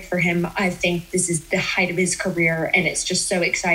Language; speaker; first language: English; native; English